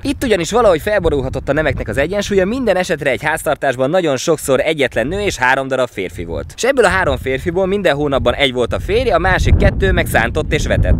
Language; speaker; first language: Hungarian; native; Hungarian